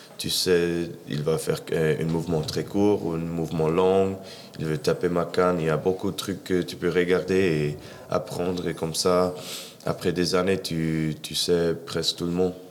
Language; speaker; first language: French; non-native, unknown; English